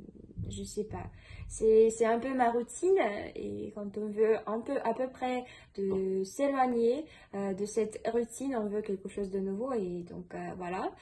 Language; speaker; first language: French; non-native, fluent; Russian